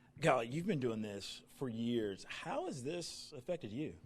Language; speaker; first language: English; native; English